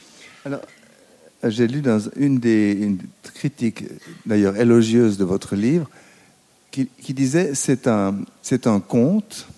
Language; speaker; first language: French; native; French